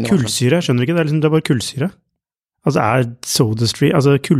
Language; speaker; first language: Norwegian; native; Norwegian